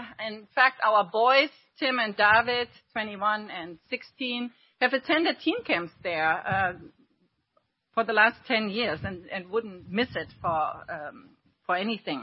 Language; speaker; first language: English; non-native, fluent; German